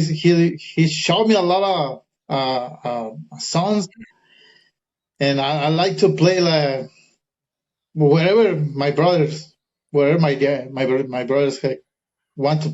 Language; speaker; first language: English; early bilingual, other home language; Spanish